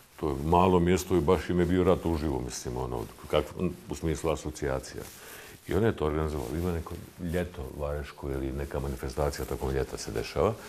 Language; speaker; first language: Bosnian; native; Bosnian